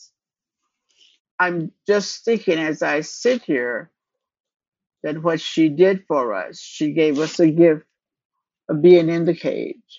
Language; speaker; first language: English; native; English